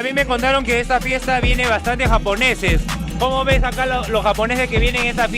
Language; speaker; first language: Spanish; native; Spanish